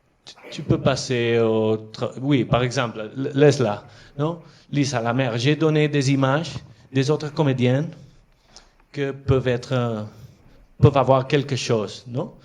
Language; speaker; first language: French; non-native, fluent; Catalan